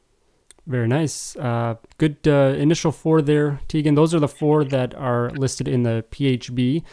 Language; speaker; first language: English; native; English